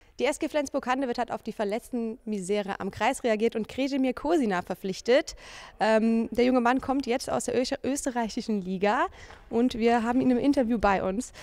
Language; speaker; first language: German; native; German